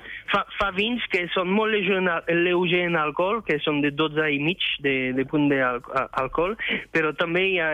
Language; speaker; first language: Catalan; non-native, fluent; French